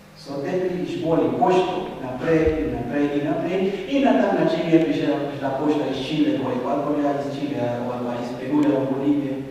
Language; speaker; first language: Slovenian; non-native, fluent; Spanish